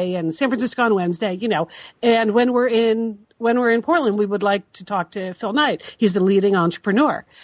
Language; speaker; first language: English; native; English